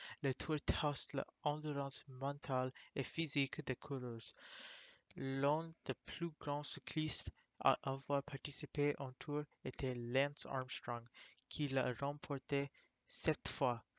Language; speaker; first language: French; non-native, learner; English